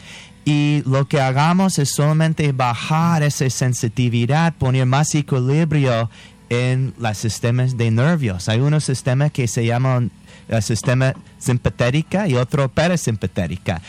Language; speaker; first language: Spanish; non-native, fluent; English